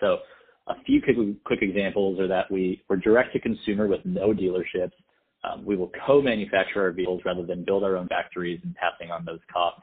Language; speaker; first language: English; native; English